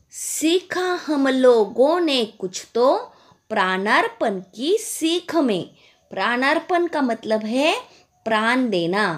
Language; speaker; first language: Hindi; non-native, local second language; Marathi